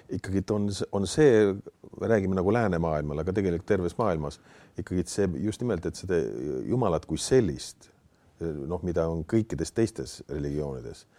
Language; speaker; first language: Estonian; native; Estonian